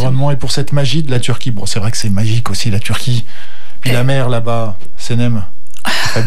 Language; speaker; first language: French; native; French